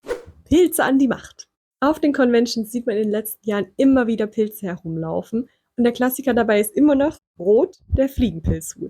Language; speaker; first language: German; native; German